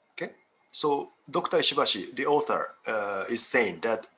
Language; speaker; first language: English; non-native, fluent; Japanese